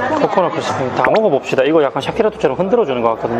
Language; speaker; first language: Korean; native; Korean